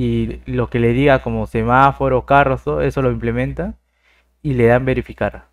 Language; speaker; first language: Spanish; native; Spanish